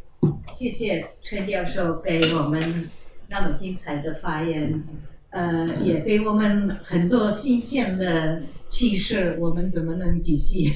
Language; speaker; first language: Chinese; non-native, fluent; Czech